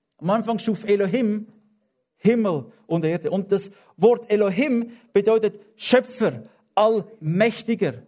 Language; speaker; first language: German; non-native, fluent; English